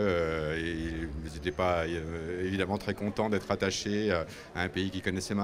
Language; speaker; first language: French; native; French